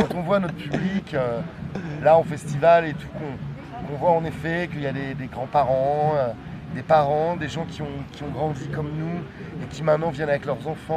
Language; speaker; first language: French; native; French